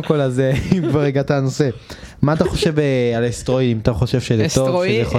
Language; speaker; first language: Hebrew; native; Hebrew